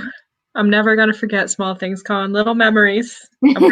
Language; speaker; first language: English; native; English